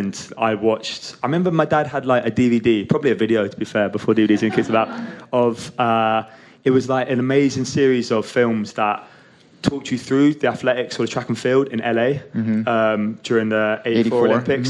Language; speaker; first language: English; native; English